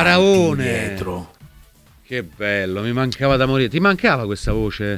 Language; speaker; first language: Italian; native; Italian